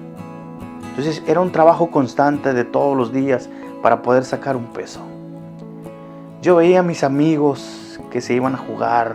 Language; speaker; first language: Spanish; native; Spanish